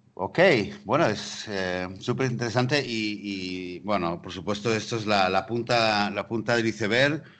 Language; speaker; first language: Spanish; native; Spanish